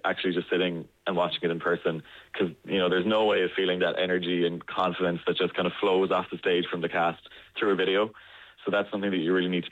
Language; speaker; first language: English; native; English